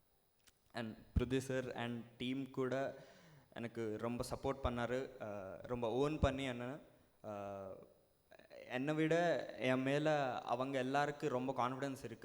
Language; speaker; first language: Tamil; non-native, learner; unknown